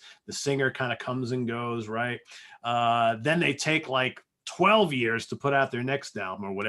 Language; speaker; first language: English; native; English